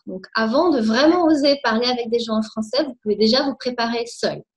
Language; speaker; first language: French; native; French